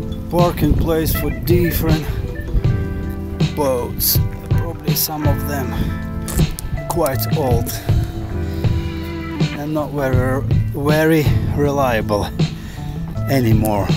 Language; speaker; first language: English; non-native, fluent; Ukrainian